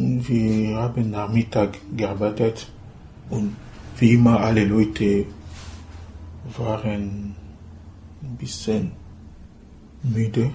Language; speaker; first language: German; non-native, learner; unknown